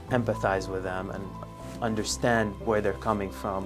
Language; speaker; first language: English; non-native, fluent; Arabic